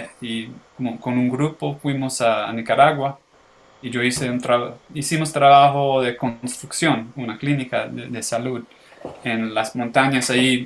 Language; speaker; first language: Spanish; early bilingual, heritage; English